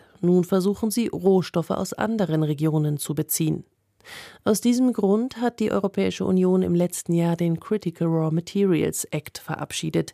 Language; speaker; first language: German; native; German